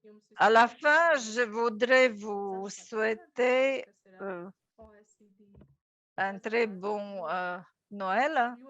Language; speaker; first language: French; non-native, fluent; Latvian